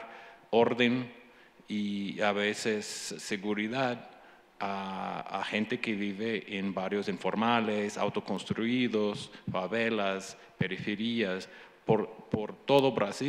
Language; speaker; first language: Spanish; non-native, fluent; English